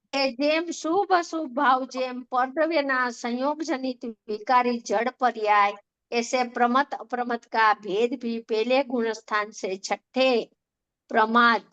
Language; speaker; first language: Hindi; non-native, local second language; Gujarati